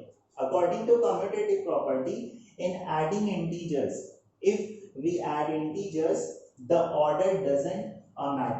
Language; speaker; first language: English; non-native, local second language; Hindi